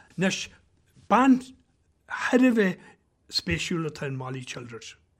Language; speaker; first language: Irish; native; Irish